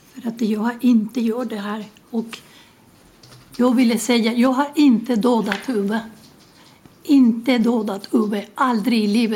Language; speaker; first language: Swedish; non-native, fluent; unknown